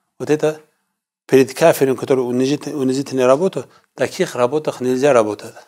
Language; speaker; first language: Russian; non-native, local second language; Kumyk